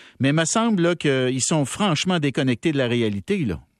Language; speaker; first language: French; native; French